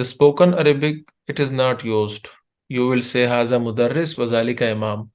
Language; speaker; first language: English; non-native, fluent; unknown